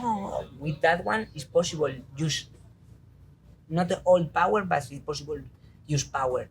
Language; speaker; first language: English; non-native, learner; Spanish